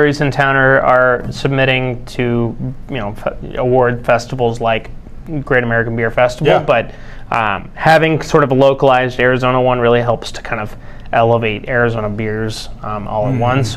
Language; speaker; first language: English; non-native, fluent; Spanish